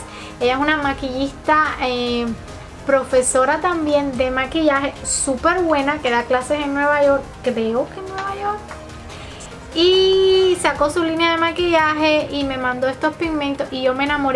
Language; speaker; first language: Spanish; native; Spanish